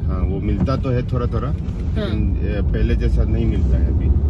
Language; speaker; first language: Hindi; non-native, local second language; Manipuri